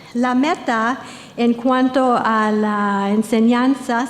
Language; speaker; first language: Spanish; non-native, fluent; English